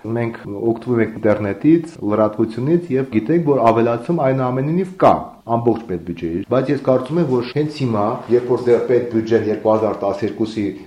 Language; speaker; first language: Armenian; native; Armenian